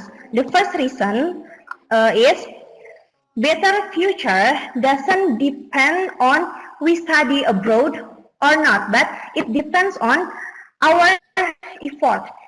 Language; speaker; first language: English; non-native, learner; Indonesian